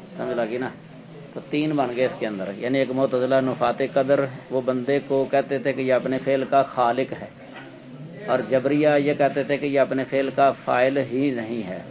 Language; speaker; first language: Urdu; non-native, local second language; Punjabi